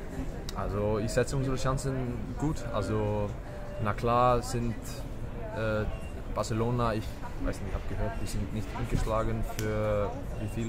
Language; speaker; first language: German; non-native, fluent; Icelandic